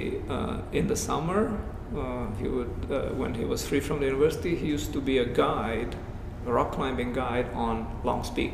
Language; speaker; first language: English; non-native, fluent; Romanian